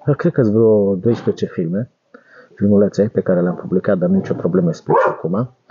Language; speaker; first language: Romanian; native; Romanian